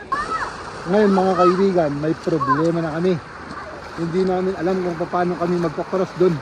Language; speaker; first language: Filipino; native; Filipino